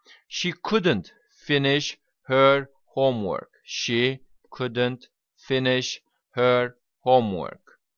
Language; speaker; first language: English; non-native, fluent; Turkish